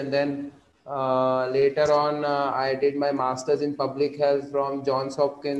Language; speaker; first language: English; non-native, local second language; Marathi